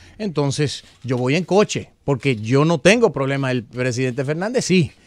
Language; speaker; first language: Spanish; early bilingual, heritage; Spanish